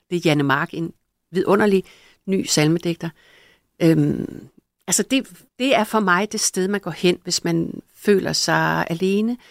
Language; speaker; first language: Danish; native; Danish